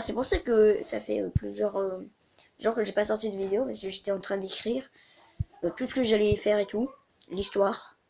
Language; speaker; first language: French; native; French